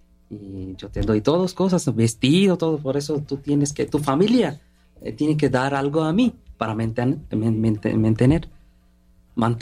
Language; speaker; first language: Spanish; non-native, learner; Bangla